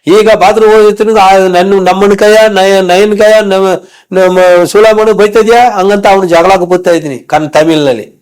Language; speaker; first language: Kannada; non-native, local second language; Tamil